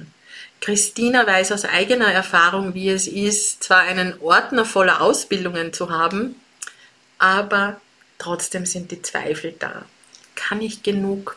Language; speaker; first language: German; native; German